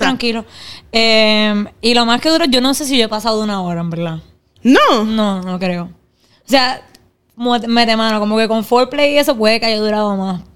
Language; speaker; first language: Spanish; native; Spanish